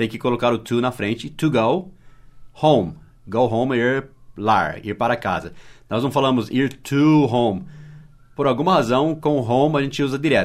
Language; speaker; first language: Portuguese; non-native, fluent; English